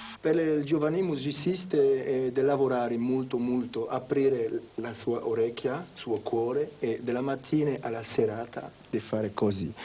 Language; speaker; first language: Italian; non-native, learner; French